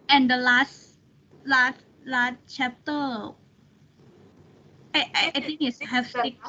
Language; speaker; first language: English; non-native, learner; Thai